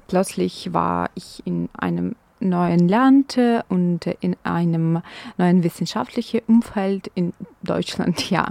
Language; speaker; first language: German; non-native, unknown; Ukrainian